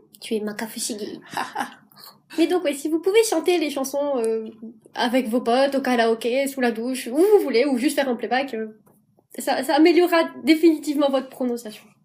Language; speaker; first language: French; native; French